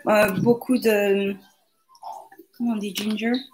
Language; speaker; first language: French; non-native, local second language; Lingala